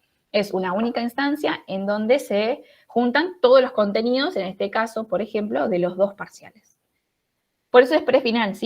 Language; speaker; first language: Spanish; native; Spanish